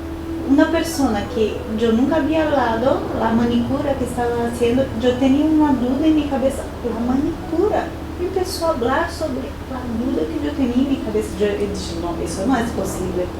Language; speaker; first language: Spanish; non-native, fluent; Portuguese